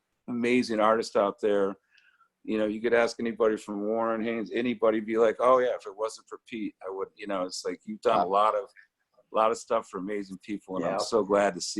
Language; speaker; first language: English; native; English